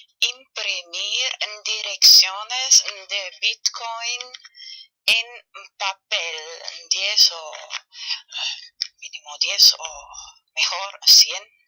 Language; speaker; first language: Spanish; non-native, fluent; German